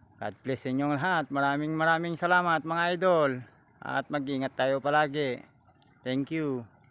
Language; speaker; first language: Filipino; native; Filipino